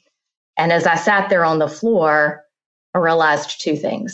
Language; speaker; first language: English; native; English